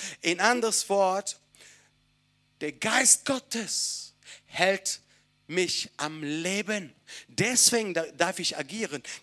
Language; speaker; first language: German; non-native, fluent; Italian